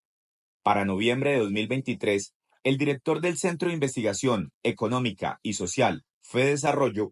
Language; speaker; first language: Spanish; native; Spanish